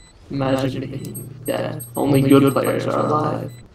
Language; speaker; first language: English; native; English